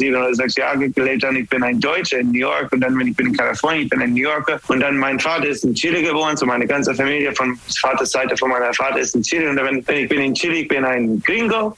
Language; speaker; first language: German; non-native, learner; English